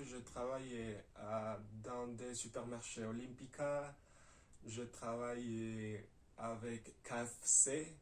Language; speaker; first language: French; non-native, learner; Spanish